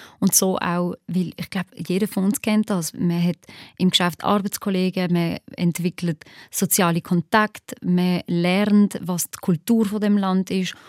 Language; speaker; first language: German; early bilingual, other home language; Albanian